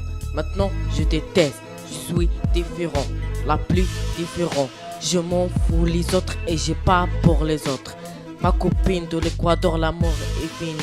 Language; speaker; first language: French; non-native, learner; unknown